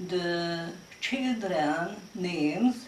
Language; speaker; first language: English; non-native, learner; Hungarian